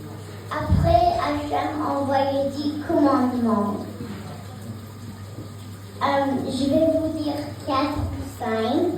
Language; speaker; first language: French; early bilingual, heritage; French